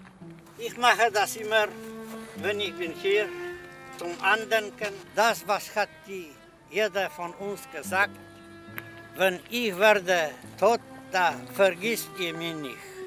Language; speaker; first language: German; non-native, learner; Polish